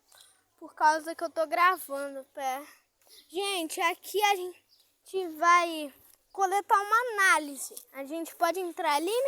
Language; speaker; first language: Portuguese; native; Portuguese